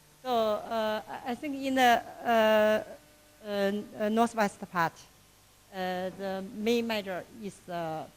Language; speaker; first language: English; non-native, learner; Chinese